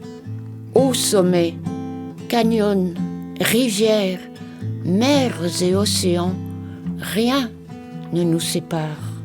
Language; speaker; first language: French; native; French